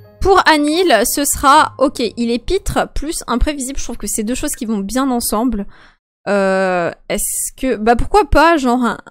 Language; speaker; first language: French; native; French